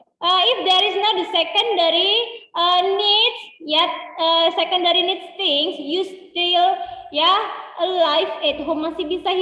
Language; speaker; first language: English; non-native, learner; Indonesian